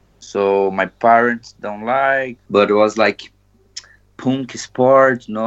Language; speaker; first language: English; non-native, learner; Portuguese